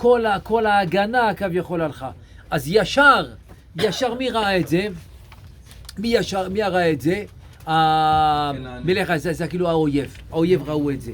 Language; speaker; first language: Hebrew; non-native, fluent; French